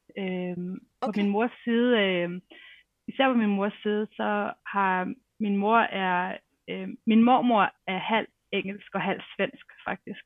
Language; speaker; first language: Danish; native; Danish